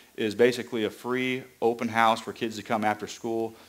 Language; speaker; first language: English; native; English